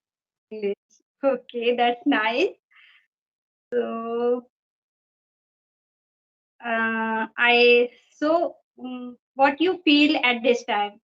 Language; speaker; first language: English; non-native, fluent; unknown